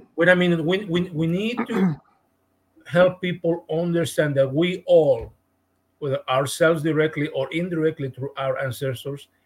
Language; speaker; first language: English; non-native, fluent; Spanish